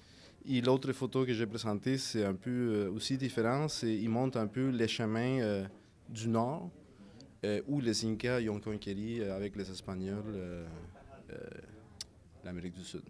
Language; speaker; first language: French; non-native, fluent; Spanish